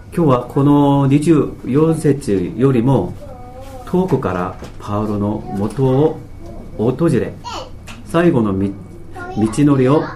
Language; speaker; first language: Japanese; non-native, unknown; Korean